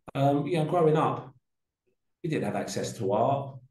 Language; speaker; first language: English; native; English